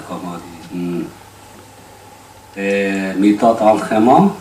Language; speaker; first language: French; non-native, learner; Chinese